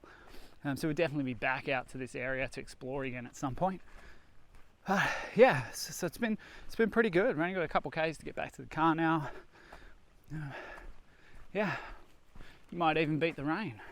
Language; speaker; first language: English; native; English